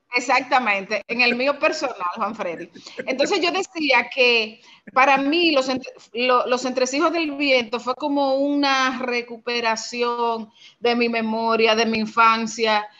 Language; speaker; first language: Spanish; native; Spanish